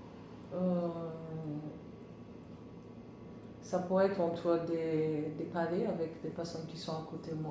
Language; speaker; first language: French; non-native, learner; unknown